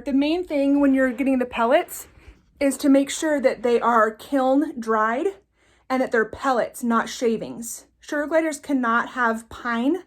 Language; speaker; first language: English; native; English